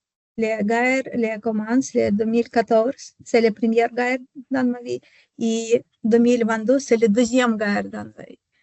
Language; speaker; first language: French; non-native, learner; Ukrainian